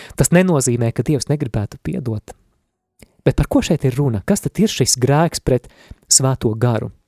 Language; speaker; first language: Latvian; native; Latvian